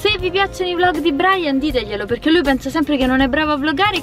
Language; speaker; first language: Italian; native; Italian